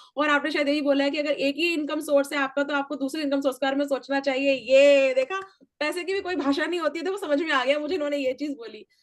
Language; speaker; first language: Hindi; native; Hindi